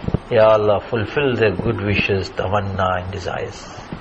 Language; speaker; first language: English; early bilingual, other home language; Urdu